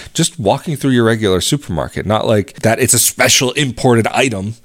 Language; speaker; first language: English; native; English